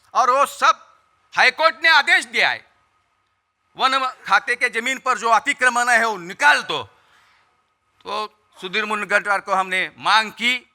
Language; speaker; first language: Hindi; non-native, local second language; Marathi